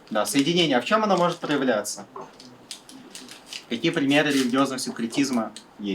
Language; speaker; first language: Russian; native; Russian